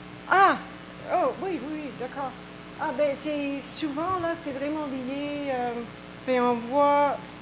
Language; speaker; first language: French; native; French